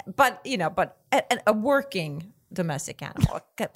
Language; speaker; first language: English; non-native, fluent; Swedish